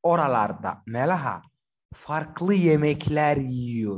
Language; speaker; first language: Turkish; non-native, fluent; Somali